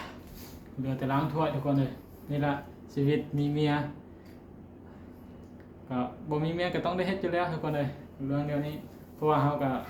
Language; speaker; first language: Thai; non-native, local second language; Northeastern Thai